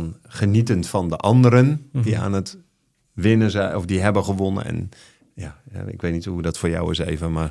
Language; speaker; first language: Dutch; native; Dutch